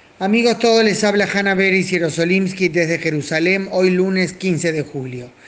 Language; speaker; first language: Spanish; native; Spanish